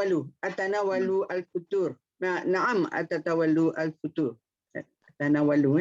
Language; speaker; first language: Arabic; non-native, learner; Malay